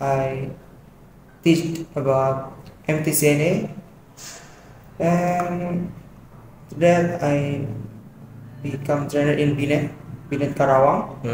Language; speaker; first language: English; non-native, learner; Indonesian